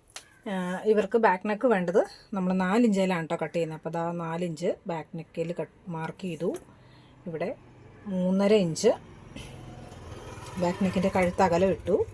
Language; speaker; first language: Malayalam; native; Malayalam